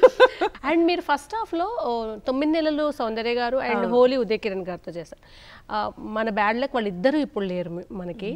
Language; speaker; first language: Telugu; native; Telugu